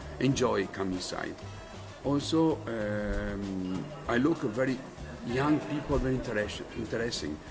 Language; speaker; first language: English; non-native, learner; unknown